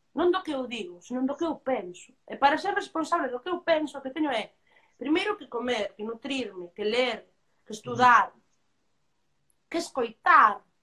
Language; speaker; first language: Galician; non-native, local second language; Spanish